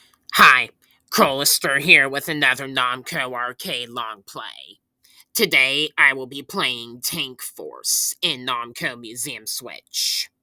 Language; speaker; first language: English; native; English